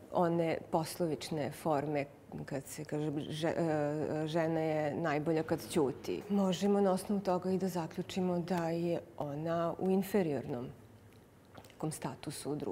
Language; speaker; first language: Serbian; native; Serbian